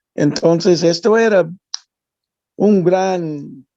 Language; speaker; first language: Spanish; non-native, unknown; English